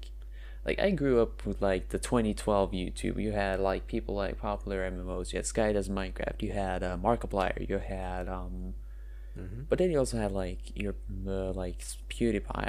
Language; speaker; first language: English; non-native, fluent; Norwegian